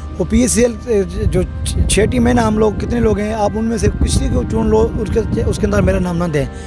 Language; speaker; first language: Urdu; non-native, local second language; Sindhi